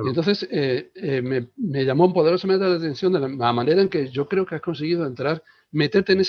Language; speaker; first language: Spanish; native; Spanish